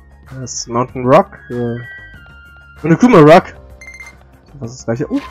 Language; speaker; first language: German; native; German